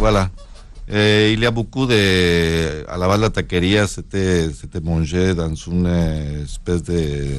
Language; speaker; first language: French; non-native, learner; Spanish